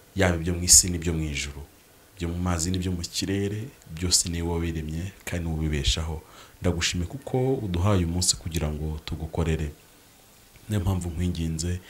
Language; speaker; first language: Kinyarwanda; native; Kinyarwanda